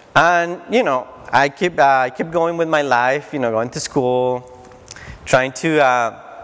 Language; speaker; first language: English; non-native, fluent; Spanish